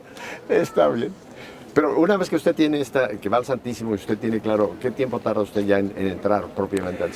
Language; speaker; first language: Spanish; native; Spanish